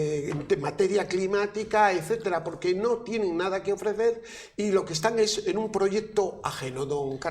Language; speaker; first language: Spanish; native; Spanish